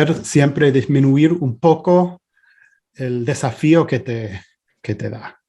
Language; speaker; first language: Spanish; non-native, fluent; English